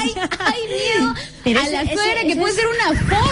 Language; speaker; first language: Spanish; native; Spanish